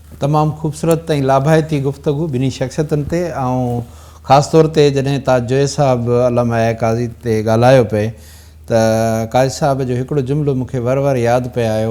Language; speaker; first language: Sindhi; native; Sindhi